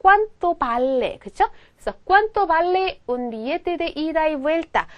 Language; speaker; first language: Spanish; non-native, fluent; Korean